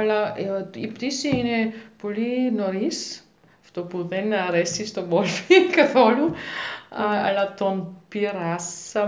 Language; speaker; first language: Greek; non-native, learner; German